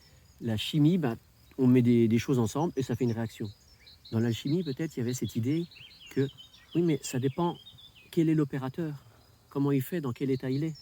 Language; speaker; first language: French; native; French